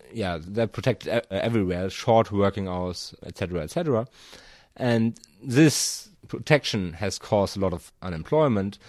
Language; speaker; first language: English; non-native, fluent; German